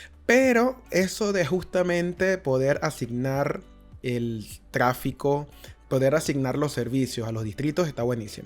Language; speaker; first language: Spanish; native; Spanish